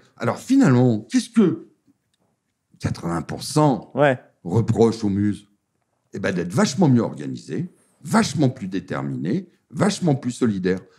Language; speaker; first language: French; native; French